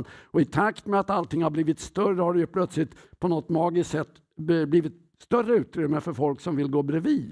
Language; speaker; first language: Swedish; native; Swedish